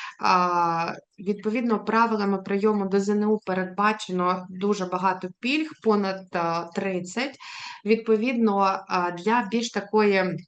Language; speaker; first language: Ukrainian; native; Ukrainian